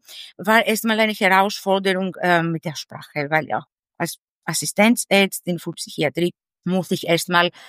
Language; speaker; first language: German; non-native, fluent; Greek